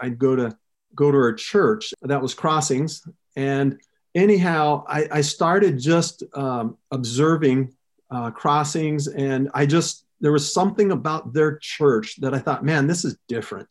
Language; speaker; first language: English; native; English